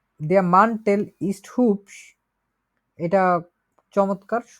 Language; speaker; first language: German; non-native, learner; Bangla